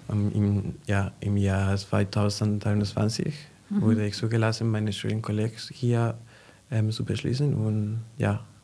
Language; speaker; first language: German; non-native, fluent; Spanish